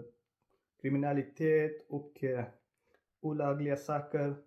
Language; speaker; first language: Swedish; non-native, fluent; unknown